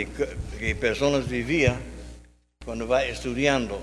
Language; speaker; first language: Spanish; non-native, learner; English